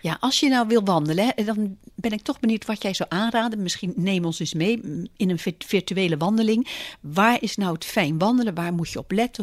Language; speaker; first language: Dutch; native; Dutch